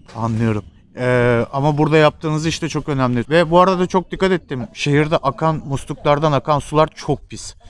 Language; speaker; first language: Turkish; native; Turkish